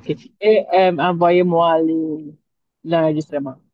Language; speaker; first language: French; non-native, learner; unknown